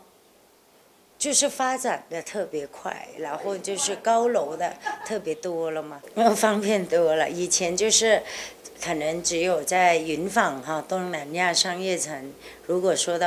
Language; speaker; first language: Chinese; non-native, fluent; Thai